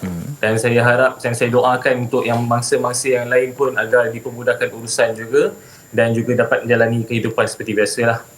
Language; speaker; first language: Malay; native; Malay